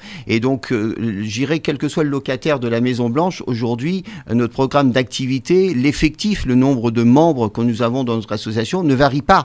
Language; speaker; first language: French; native; French